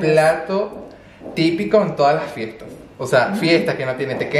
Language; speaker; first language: Spanish; native; Spanish